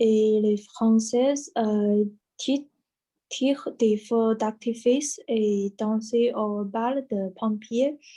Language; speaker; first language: French; non-native, learner; Chinese